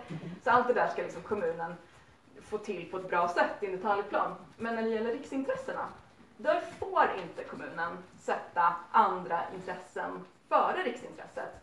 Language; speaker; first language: Swedish; native; Swedish